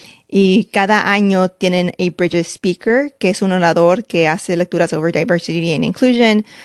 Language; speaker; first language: Spanish; early bilingual, heritage; Spanish